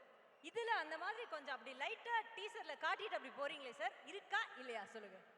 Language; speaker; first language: Tamil; native; Tamil